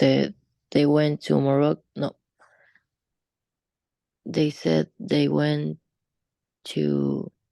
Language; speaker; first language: English; non-native, learner; Spanish